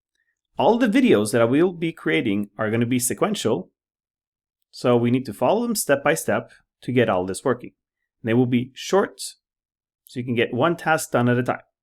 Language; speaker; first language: English; non-native, fluent; Norwegian